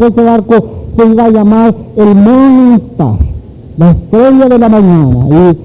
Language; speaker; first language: Spanish; native; Spanish